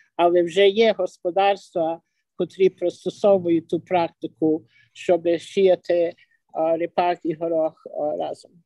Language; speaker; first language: Ukrainian; early bilingual, other home language; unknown